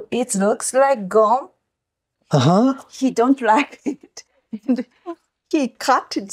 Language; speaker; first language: English; non-native, learner; Japanese